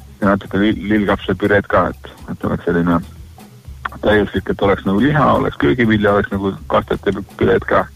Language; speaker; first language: Estonian; native; Estonian